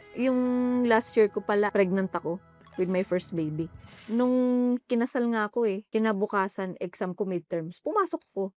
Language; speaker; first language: Filipino; non-native, local second language; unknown